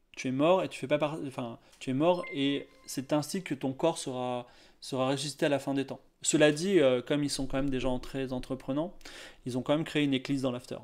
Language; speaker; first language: French; native; French